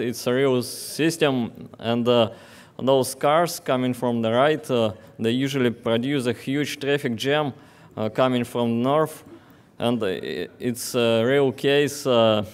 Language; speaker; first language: English; non-native, fluent; Russian